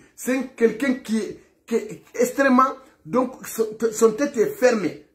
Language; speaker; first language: French; non-native, local second language; Fula